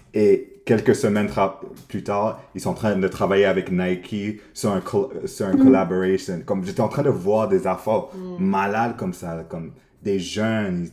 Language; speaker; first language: French; early bilingual, other home language; English